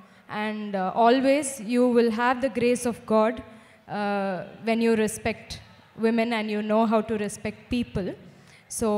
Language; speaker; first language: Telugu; non-native, fluent; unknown